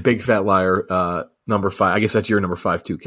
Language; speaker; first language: English; native; English